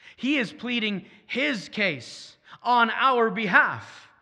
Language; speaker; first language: English; native; English